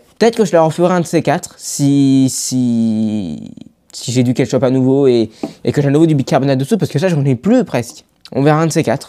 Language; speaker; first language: French; native; French